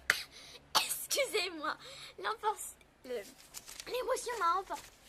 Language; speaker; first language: French; native; French